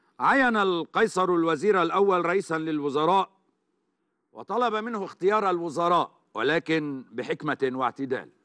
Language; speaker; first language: Arabic; non-native, fluent; Turkish